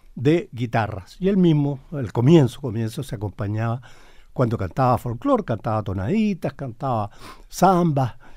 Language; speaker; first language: Spanish; native; Spanish